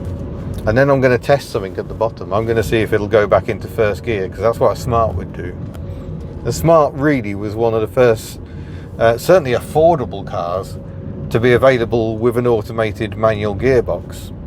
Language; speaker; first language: English; native; English